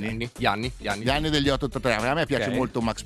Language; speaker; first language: Italian; native; Italian